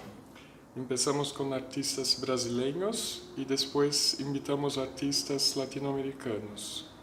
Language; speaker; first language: Spanish; non-native, fluent; Portuguese